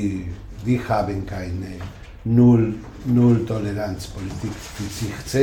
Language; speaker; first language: German; non-native, learner; Spanish